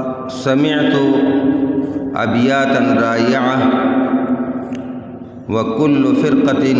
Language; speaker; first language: Arabic; non-native, fluent; Urdu